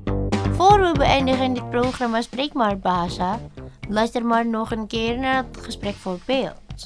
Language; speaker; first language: Dutch; non-native, learner; Indonesian